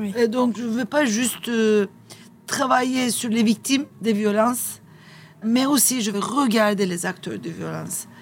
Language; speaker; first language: French; non-native, fluent; Turkish